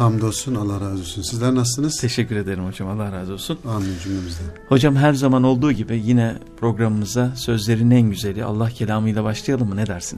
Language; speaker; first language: Turkish; native; Turkish